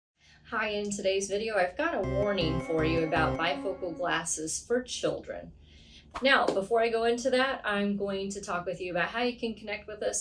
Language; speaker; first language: English; native; English